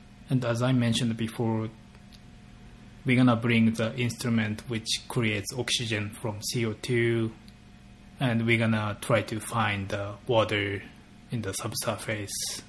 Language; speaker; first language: English; non-native, fluent; Japanese